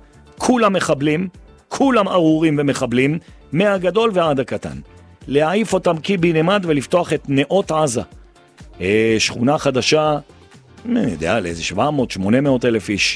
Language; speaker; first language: Hebrew; native; Hebrew